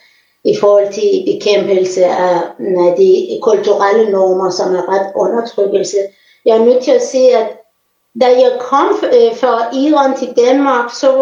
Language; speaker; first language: Danish; non-native, fluent; Persian